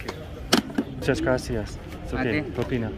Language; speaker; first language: Spanish; non-native, learner; English